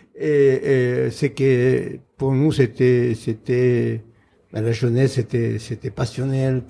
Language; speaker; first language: French; non-native, fluent; Spanish